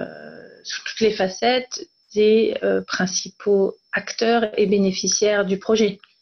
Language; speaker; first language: French; native; French